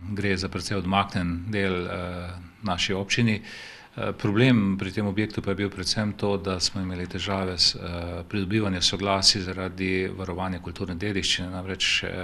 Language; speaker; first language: Slovenian; native; Slovenian